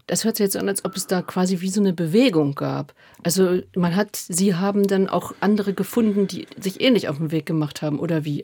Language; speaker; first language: German; native; German